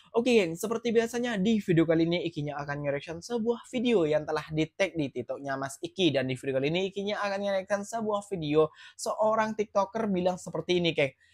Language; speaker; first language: Indonesian; native; Indonesian